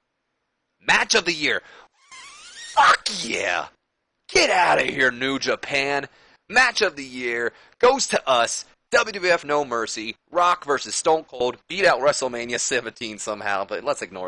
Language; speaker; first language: English; native; English